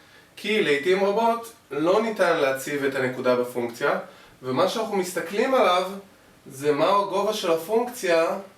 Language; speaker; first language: Hebrew; native; Hebrew